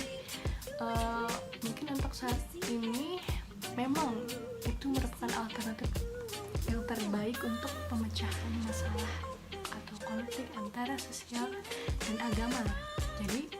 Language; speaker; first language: Indonesian; native; Indonesian